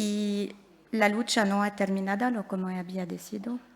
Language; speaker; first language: Spanish; non-native, learner; French